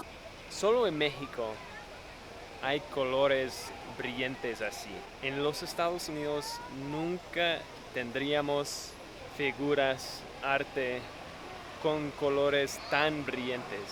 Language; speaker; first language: Spanish; non-native, fluent; English